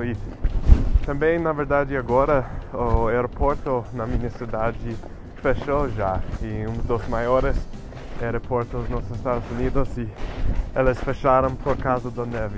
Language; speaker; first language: Portuguese; non-native, fluent; English